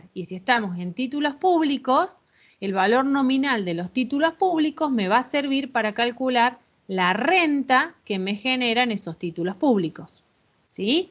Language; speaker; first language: Spanish; native; Spanish